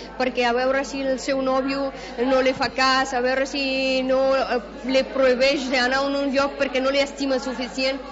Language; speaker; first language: Catalan; non-native, fluent; Persian